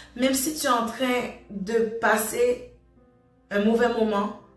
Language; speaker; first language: French; native; French